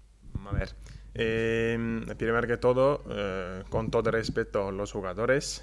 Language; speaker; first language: Spanish; non-native, learner; Turkish